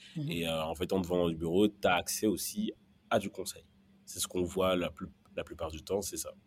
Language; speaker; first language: French; non-native, local second language; Kinyarwanda